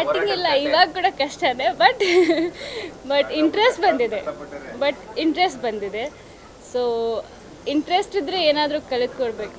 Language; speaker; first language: Kannada; non-native, learner; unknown